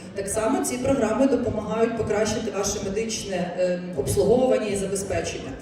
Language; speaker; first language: Ukrainian; non-native, local second language; Russian